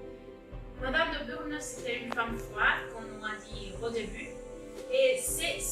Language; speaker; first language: French; non-native, learner; Spanish